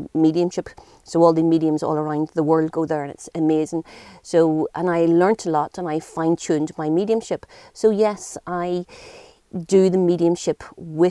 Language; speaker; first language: English; native; English